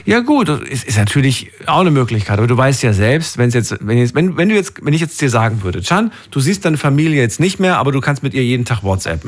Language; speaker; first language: German; native; German